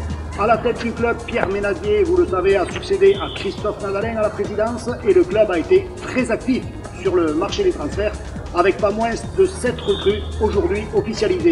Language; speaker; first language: French; native; French